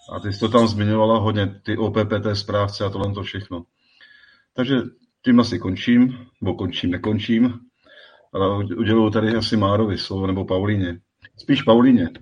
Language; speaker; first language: Czech; native; Czech